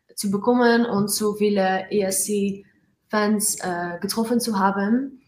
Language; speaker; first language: German; non-native, learner; Dutch